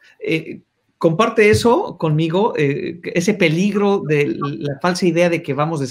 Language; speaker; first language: Spanish; native; Spanish